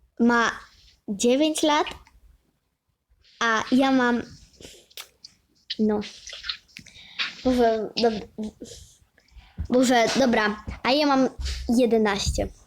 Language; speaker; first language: Polish; native; Polish